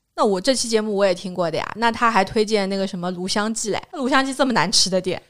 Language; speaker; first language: Chinese; native; Chinese